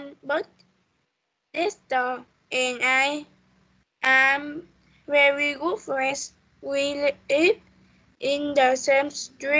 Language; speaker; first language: English; non-native, learner; Vietnamese